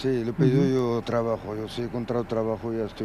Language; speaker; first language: Spanish; non-native, learner; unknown